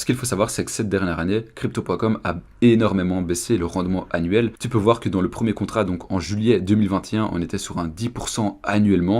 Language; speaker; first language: French; native; French